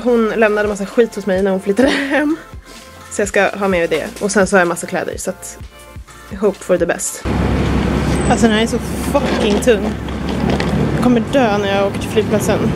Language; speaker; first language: Swedish; native; Swedish